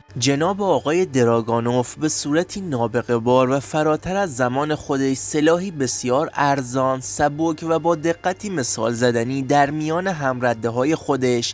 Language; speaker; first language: Persian; native; Persian